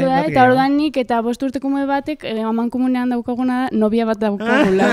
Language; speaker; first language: Basque; native; Basque